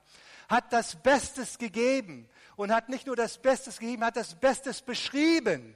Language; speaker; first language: German; non-native, fluent; Arabic